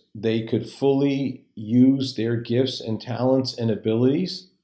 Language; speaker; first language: English; native; English